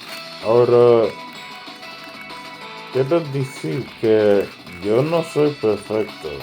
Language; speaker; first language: Spanish; non-native, learner; English